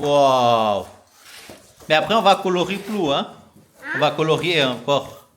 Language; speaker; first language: French; non-native, fluent; Portuguese